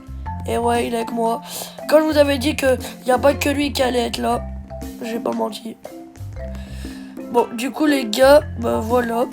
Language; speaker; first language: French; native; French